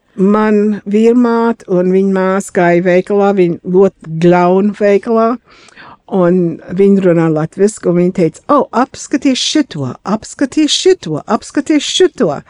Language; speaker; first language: Latvian; early bilingual, heritage; Latvian